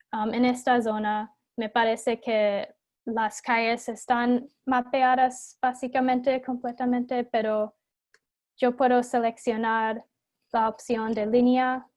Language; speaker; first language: Spanish; non-native, fluent; English